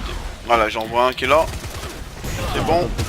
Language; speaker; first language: French; native; French